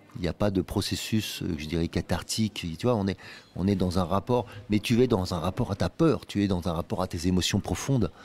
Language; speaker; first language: French; native; French